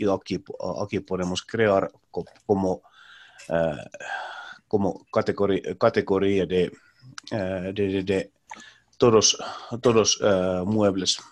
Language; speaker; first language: Spanish; non-native, learner; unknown